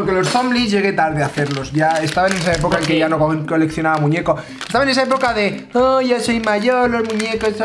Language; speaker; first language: Spanish; native; Spanish